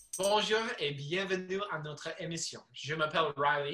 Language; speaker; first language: French; non-native, learner; English